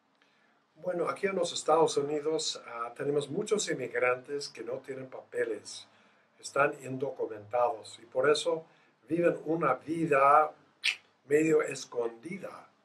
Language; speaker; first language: Spanish; non-native, fluent; English